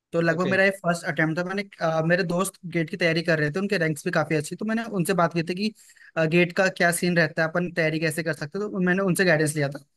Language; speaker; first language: Hindi; native; Hindi